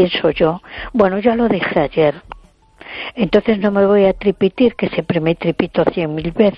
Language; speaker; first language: Spanish; native; Spanish